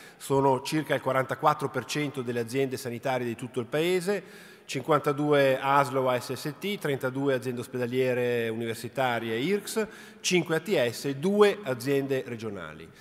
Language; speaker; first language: Italian; native; Italian